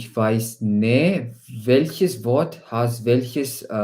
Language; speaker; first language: German; non-native, learner; Malayalam